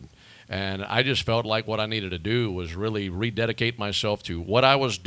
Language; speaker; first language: English; native; English